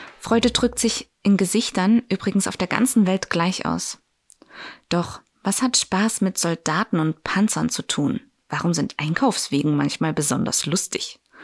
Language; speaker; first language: German; native; German